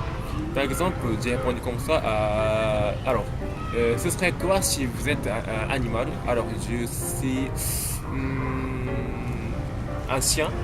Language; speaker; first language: French; non-native, learner; Japanese